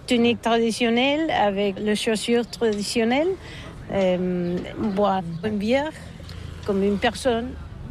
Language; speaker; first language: French; non-native, fluent; Catalan